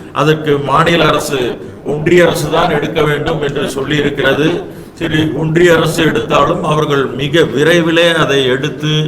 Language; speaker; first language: Tamil; native; Tamil